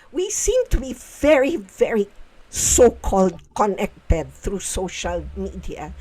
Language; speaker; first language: English; non-native, local second language; Filipino